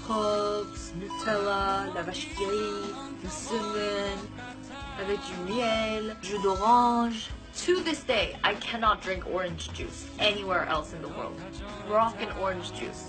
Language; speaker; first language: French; non-native, fluent; Korean